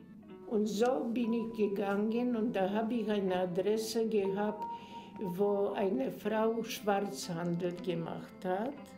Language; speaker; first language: German; non-native, fluent; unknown